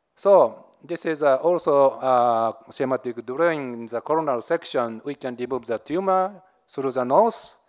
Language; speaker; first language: English; non-native, learner; Japanese